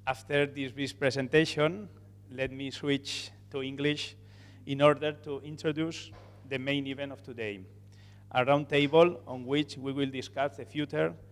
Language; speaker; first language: English; non-native, fluent; Catalan